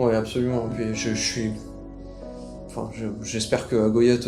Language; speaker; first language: French; native; French